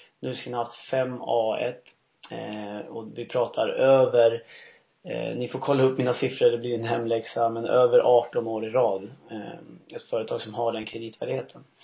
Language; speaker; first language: Swedish; early bilingual, heritage; Swedish